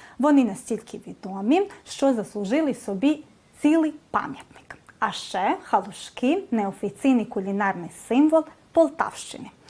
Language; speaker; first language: Ukrainian; early bilingual, heritage; Ukrainian